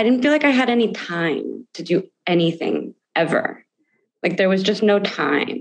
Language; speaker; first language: English; native; English